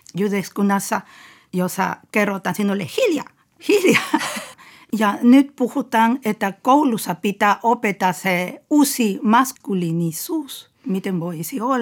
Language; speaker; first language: Finnish; non-native, fluent; Spanish